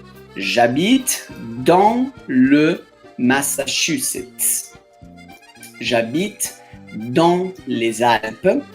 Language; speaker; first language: French; non-native, fluent; Portuguese